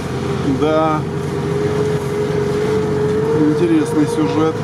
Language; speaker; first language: Russian; native; Russian